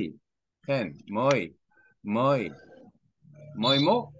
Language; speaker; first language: Vietnamese; non-native, learner; Korean